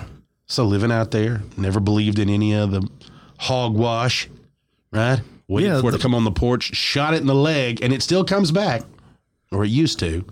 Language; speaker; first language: English; native; English